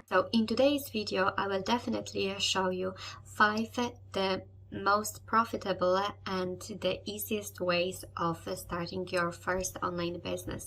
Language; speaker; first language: English; non-native, fluent; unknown